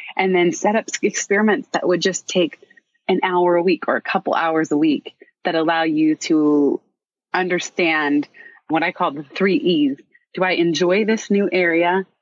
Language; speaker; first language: English; native; English